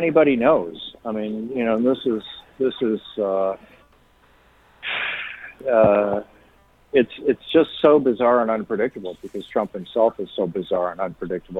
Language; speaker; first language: English; native; English